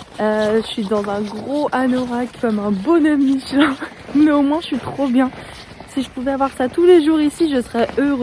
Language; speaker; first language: French; native; French